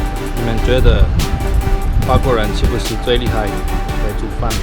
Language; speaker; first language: Chinese; non-native, fluent; French